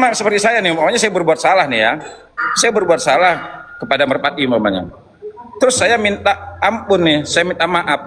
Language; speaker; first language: Indonesian; native; Indonesian